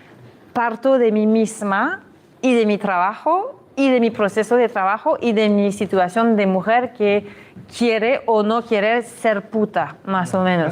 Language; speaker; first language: Spanish; non-native, fluent; French